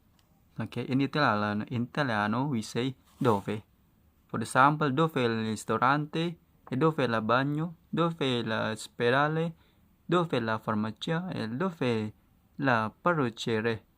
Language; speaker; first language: Italian; non-native, learner; Indonesian